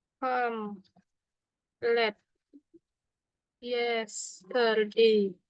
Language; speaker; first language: English; non-native, learner; Indonesian